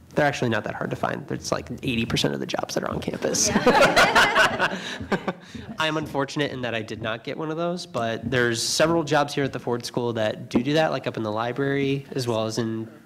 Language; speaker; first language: English; native; English